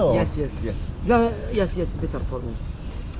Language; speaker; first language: English; non-native, learner; Arabic